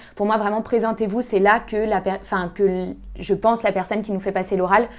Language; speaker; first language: French; native; French